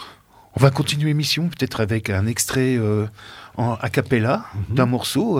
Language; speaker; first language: French; native; French